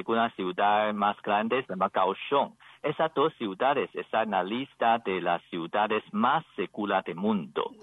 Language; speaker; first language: Spanish; non-native, learner; Chinese